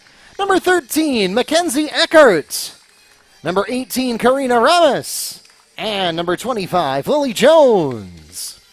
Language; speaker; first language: English; native; English